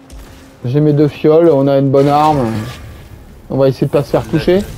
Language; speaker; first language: French; native; French